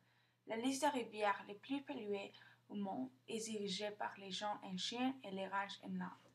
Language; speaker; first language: French; non-native, fluent; Spanish